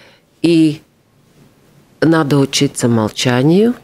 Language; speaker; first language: Russian; non-native, local second language; Latvian